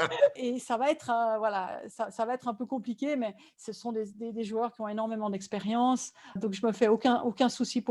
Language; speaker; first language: French; native; French